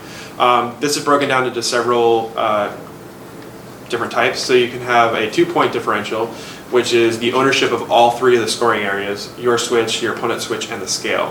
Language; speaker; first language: English; native; English